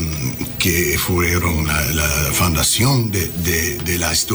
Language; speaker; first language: Spanish; non-native, learner; English